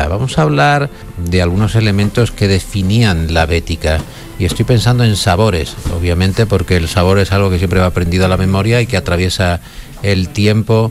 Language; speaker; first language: Spanish; native; Spanish